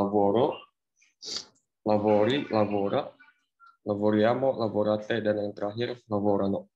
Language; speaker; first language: Italian; non-native, fluent; Indonesian